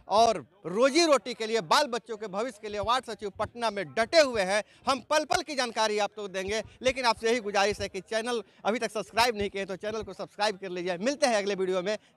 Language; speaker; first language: Hindi; native; Hindi